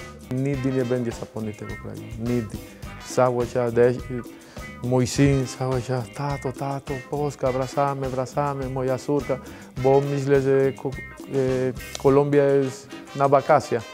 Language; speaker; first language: Polish; non-native, fluent; Spanish